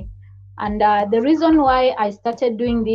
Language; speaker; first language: English; non-native, local second language; Luyia